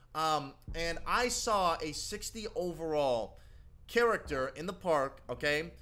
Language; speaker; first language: English; native; English